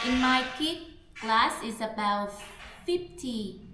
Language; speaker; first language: English; non-native, learner; Vietnamese